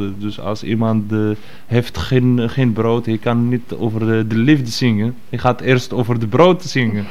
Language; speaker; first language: Dutch; non-native, fluent; Arabic